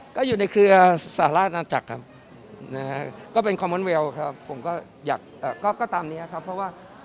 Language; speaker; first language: Thai; native; Thai